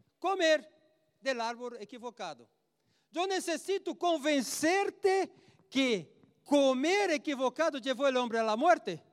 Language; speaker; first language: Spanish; non-native, learner; Portuguese